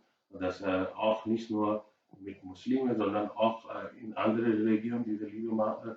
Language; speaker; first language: German; non-native, learner; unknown